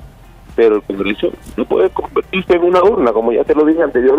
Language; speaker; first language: Spanish; native; Spanish